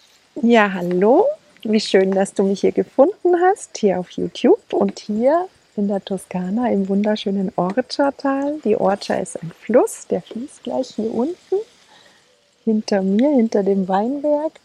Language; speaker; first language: German; native; German